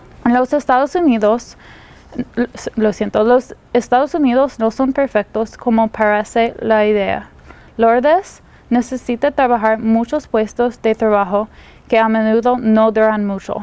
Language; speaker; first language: Spanish; non-native, learner; English